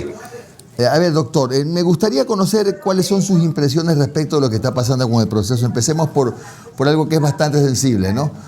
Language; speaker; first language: Spanish; native; Spanish